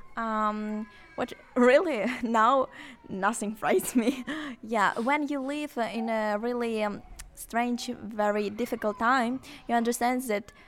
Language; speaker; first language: English; non-native, learner; Ukrainian